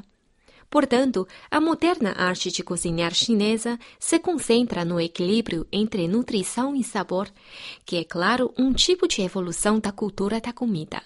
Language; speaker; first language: Portuguese; non-native, fluent; Chinese